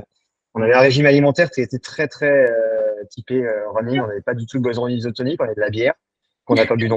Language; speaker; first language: French; native; French